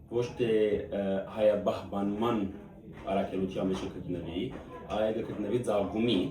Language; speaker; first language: Armenian; early bilingual, heritage; Armenian